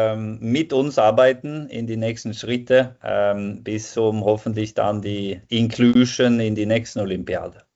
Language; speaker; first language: German; non-native, fluent; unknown